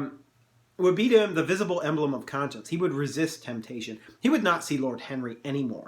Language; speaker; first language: English; native; English